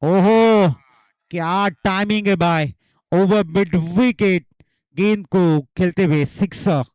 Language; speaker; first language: Hindi; non-native, local second language; Marathi